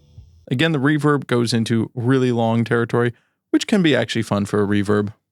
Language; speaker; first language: English; native; English